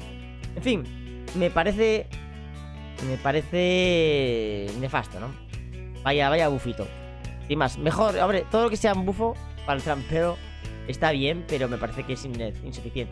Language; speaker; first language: Spanish; native; Spanish